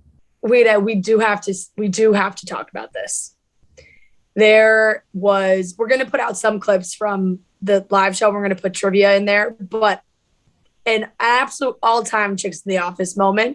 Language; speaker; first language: English; native; English